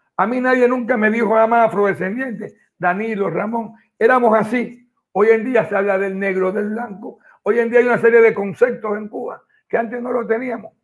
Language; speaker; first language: Spanish; native; Spanish